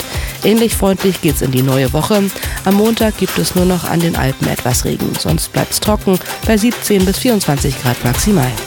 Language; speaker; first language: German; native; German